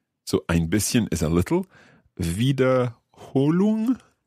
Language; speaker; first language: German; non-native, learner; English